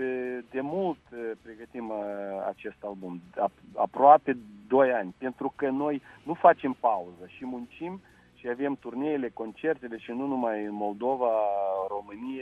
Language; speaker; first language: Romanian; non-native, local second language; Russian